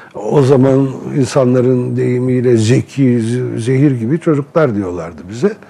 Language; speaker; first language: Turkish; non-native, local second language; Arabic